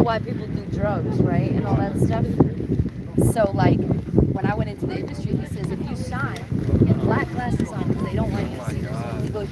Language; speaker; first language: English; native; English